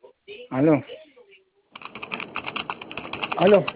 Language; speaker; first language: Spanish; native; Spanish